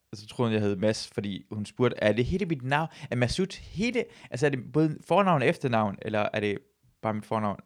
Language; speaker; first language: Danish; early bilingual, other home language; Persian